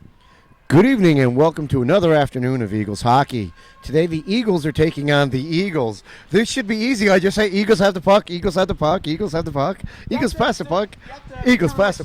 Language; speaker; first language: English; native; English